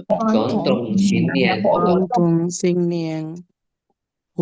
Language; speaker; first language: Chinese; non-native, learner; Sinhala